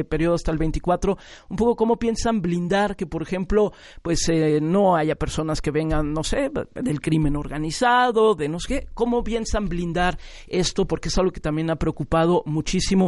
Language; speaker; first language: Spanish; native; Spanish